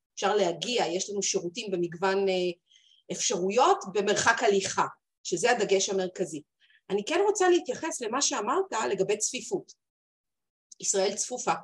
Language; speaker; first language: Hebrew; native; Hebrew